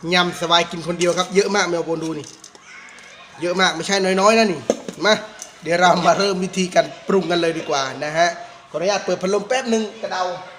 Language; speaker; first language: Thai; non-native, local second language; Khmer